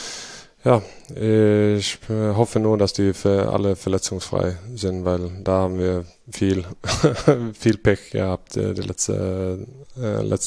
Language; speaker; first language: German; non-native, fluent; Swedish